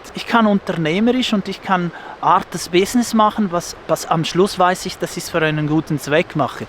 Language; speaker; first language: German; non-native, local second language; Italian